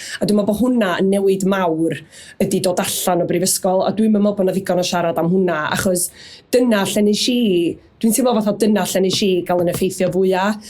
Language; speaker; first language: Welsh; native; Welsh